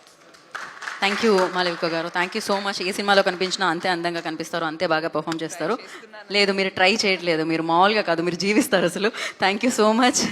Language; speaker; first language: Telugu; native; Telugu